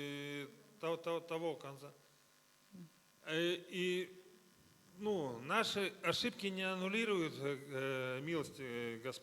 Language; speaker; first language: Russian; native; Russian